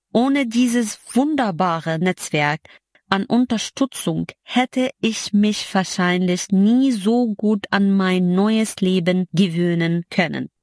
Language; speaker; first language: German; non-native, fluent; Arabic